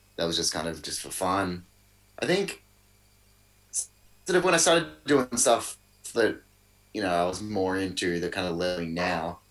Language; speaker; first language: English; native; English